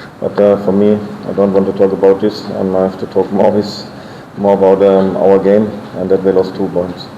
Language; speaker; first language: English; non-native, fluent; German